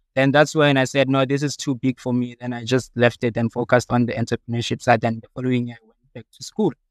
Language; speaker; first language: English; non-native, local second language; Southern Sotho